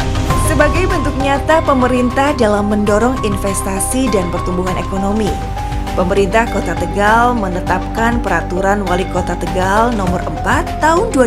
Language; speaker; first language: Indonesian; native; Indonesian